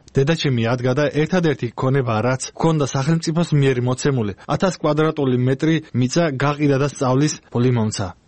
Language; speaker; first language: Georgian; non-native, local second language; Azerbaijani